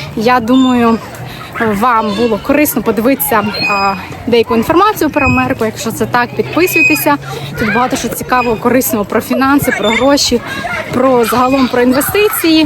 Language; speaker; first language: Ukrainian; non-native, local second language; Russian